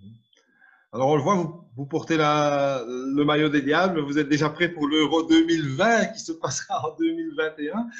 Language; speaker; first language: French; native; French